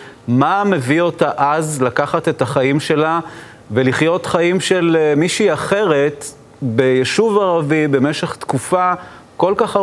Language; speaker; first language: Hebrew; native; Hebrew